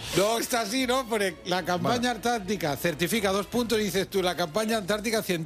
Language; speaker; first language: Spanish; native; Spanish